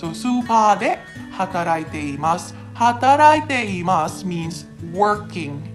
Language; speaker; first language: Japanese; non-native, fluent; Filipino